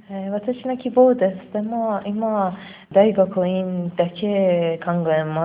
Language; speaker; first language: Japanese; non-native, learner; Persian